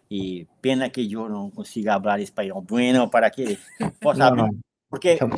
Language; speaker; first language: Spanish; non-native, learner; Portuguese